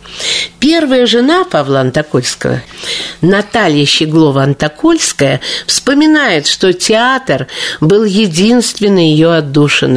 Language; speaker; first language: Russian; native; Russian